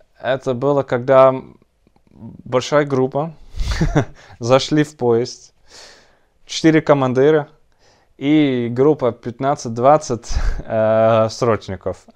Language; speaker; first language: Russian; non-native, learner; Dutch